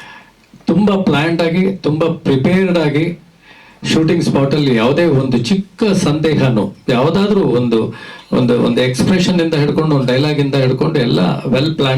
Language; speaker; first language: Kannada; native; Kannada